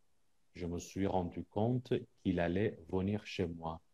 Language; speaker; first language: French; non-native, fluent; Persian